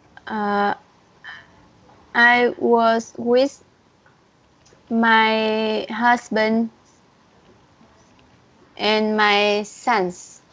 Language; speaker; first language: English; non-native, learner; Vietnamese